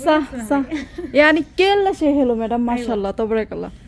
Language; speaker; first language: Arabic; non-native, learner; Bangla